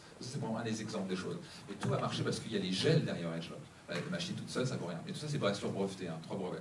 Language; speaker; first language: French; native; French